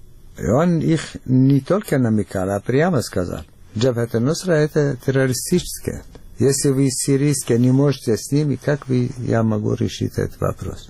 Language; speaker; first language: Russian; non-native, fluent; Arabic